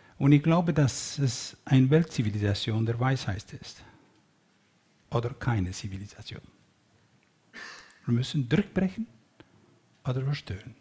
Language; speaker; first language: German; non-native, learner; Dutch